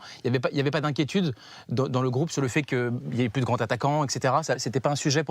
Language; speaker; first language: French; native; French